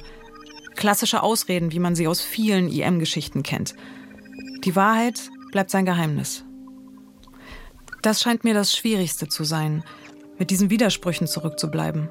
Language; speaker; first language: German; native; German